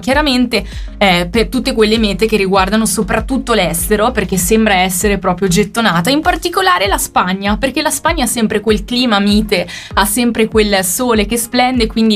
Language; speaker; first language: Italian; native; Italian